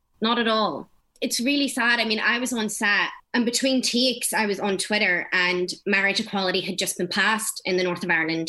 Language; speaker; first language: English; native; English